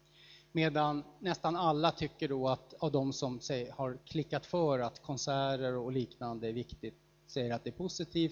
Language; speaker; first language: Swedish; native; Swedish